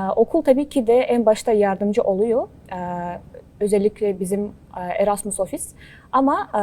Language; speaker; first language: Turkish; non-native, fluent; Kazakh